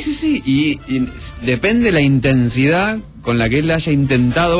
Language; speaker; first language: Spanish; native; Spanish